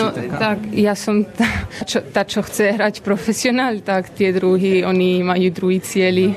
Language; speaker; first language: Slovak; early bilingual, heritage; Slovak